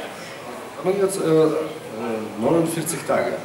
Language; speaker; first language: German; non-native, learner; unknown